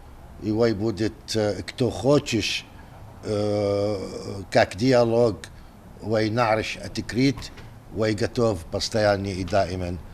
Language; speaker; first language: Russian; non-native, learner; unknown